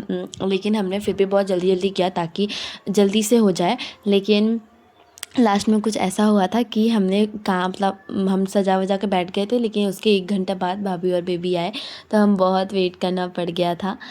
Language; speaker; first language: Hindi; native; Hindi